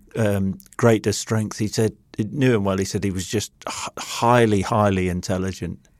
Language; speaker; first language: English; native; English